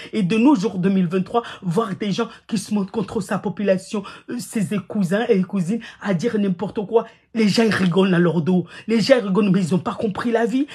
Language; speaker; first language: French; non-native, local second language; Ngazidja Comorian